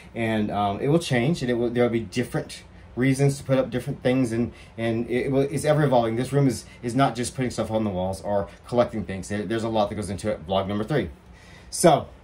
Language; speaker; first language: English; native; English